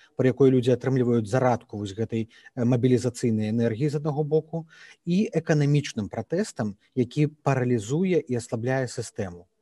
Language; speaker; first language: Belarusian; native; Belarusian